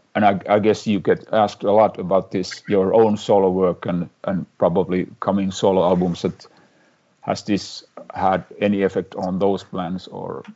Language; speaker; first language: English; non-native, fluent; Finnish